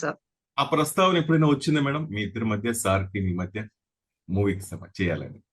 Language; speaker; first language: Telugu; native; Telugu